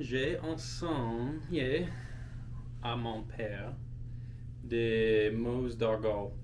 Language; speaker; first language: French; non-native, learner; English